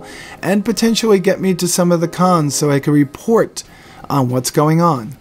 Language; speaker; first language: English; native; English